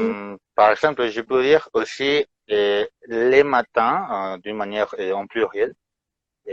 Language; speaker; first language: French; non-native, fluent; Spanish